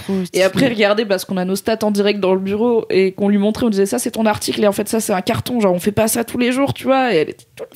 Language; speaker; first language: French; native; French